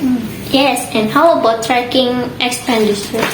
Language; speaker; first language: English; non-native, learner; Indonesian